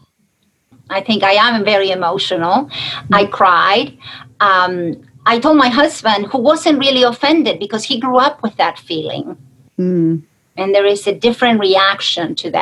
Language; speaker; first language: English; non-native, fluent; Spanish